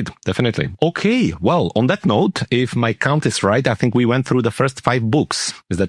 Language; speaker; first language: English; non-native, fluent; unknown